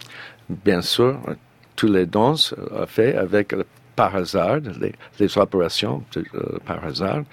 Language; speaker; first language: French; non-native, learner; English